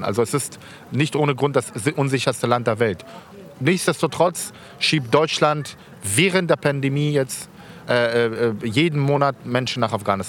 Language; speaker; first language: German; early bilingual, other home language; Persian